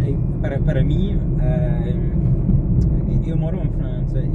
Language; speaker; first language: Portuguese; non-native, learner; English